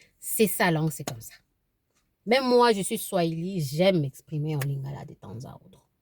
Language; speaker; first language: French; non-native, local second language; Lingala